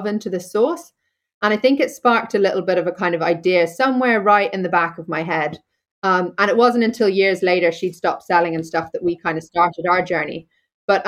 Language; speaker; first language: English; native; English